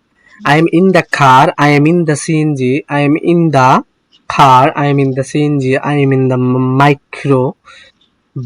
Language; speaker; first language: English; non-native, fluent; Bangla